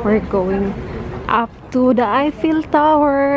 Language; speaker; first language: English; non-native, local second language; Filipino